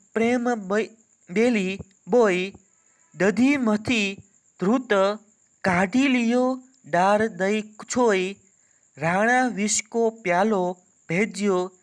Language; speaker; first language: Hindi; non-native, local second language; Gujarati